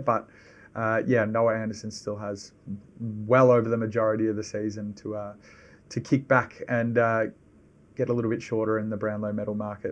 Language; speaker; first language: English; native; English